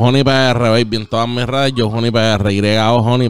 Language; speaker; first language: Spanish; native; Spanish